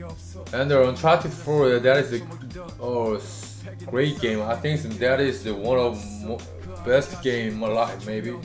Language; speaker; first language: English; non-native, learner; Korean